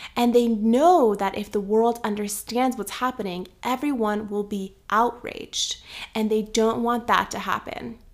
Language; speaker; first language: English; early bilingual, other home language; Persian